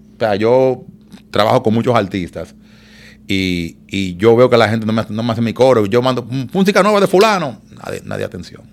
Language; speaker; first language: Spanish; native; Spanish